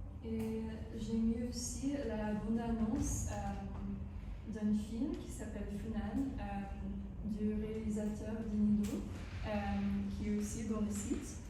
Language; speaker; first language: French; non-native, fluent; English